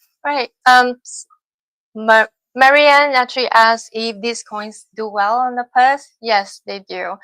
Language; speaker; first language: English; non-native, fluent; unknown